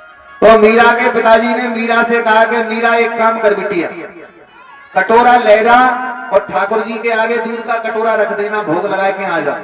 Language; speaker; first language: Hindi; native; Hindi